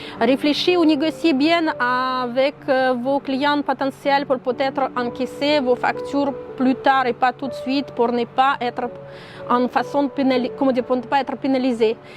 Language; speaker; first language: French; non-native, fluent; Russian